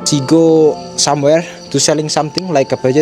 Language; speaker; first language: English; non-native, learner; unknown